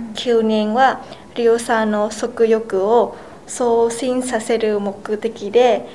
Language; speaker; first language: Japanese; non-native, fluent; Vietnamese